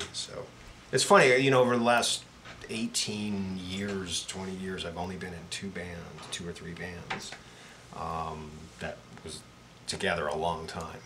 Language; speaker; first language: English; native; English